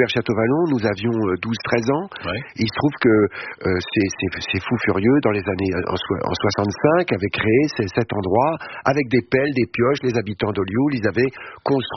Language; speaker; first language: French; native; French